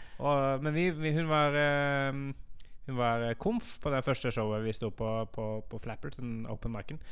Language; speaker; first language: Norwegian; native; Norwegian